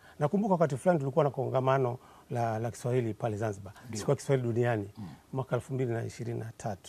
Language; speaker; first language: Swahili; native; Swahili